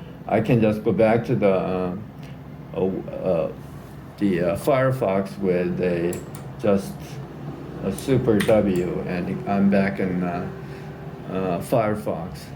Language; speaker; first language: English; native; English